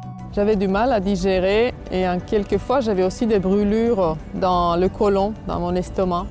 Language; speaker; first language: French; non-native, fluent; Finnish